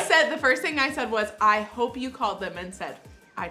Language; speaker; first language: English; native; English